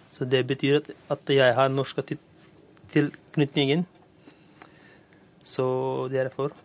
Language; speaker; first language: Norwegian; non-native, fluent; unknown